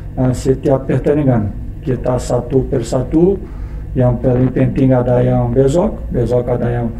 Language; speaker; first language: Indonesian; non-native, learner; Portuguese